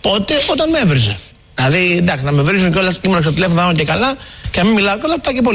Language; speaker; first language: Greek; native; Greek